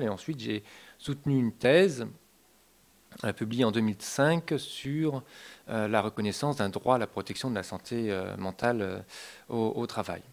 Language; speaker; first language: French; native; French